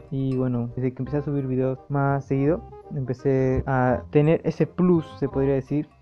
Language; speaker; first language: Spanish; native; Spanish